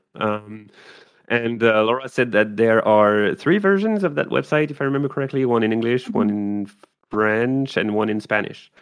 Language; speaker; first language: English; non-native, fluent; French